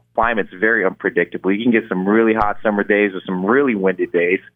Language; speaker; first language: English; non-native, local second language; Filipino